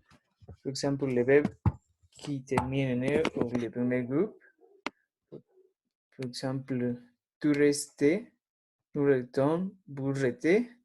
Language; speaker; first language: French; non-native, learner; Spanish